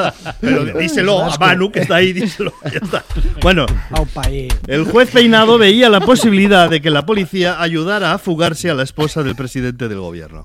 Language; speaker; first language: Spanish; native; Spanish